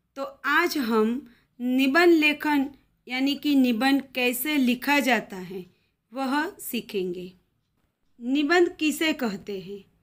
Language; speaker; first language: Hindi; non-native, local second language; Gujarati